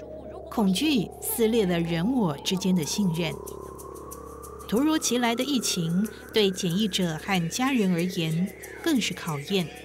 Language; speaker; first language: Chinese; native; Chinese